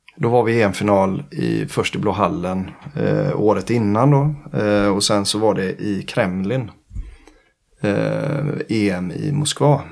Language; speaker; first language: Swedish; native; Swedish